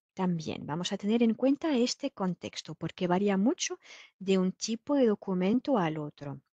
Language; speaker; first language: Spanish; non-native, fluent; French